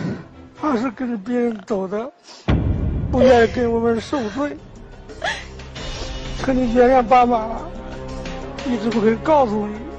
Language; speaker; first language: Chinese; native; Chinese